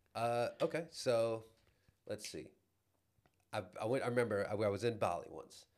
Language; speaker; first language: English; native; English